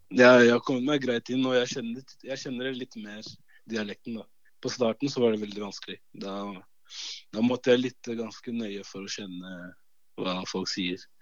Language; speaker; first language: Norwegian; early bilingual, other home language; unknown